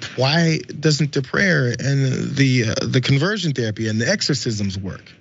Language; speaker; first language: English; native; English